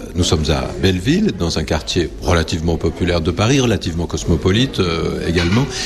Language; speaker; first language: French; native; French